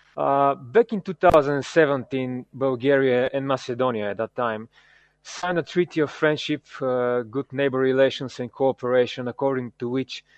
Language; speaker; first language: English; non-native, fluent; Bulgarian